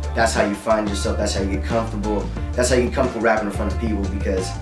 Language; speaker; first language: English; native; English